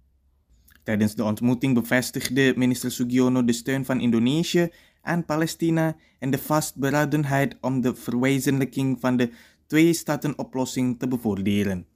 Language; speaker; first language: Dutch; non-native, fluent; Indonesian